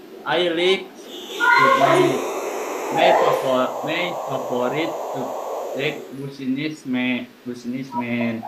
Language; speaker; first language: English; non-native, learner; Indonesian